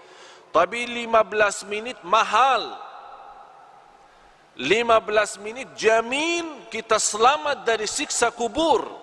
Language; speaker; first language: Indonesian; non-native, fluent; Arabic